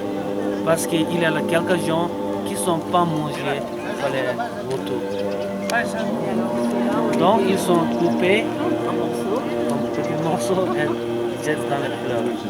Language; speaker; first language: French; non-native, learner; Tibetan